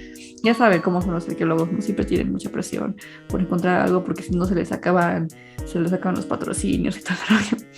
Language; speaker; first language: Spanish; native; Spanish